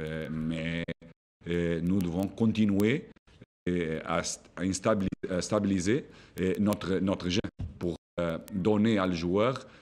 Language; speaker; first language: French; non-native, fluent; Portuguese